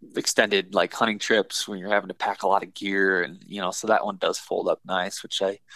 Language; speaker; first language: English; native; English